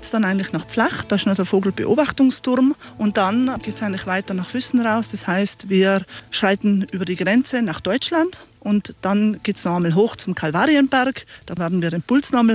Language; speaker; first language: German; native; German